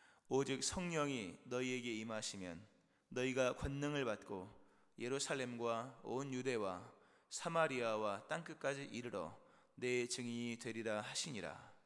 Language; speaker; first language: Korean; native; Korean